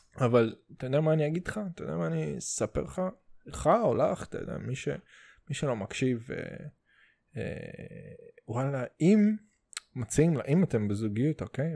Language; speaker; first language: Hebrew; early bilingual, other home language; Russian